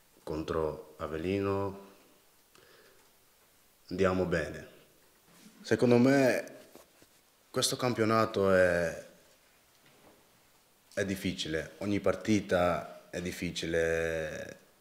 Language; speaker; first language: Italian; non-native, learner; Dutch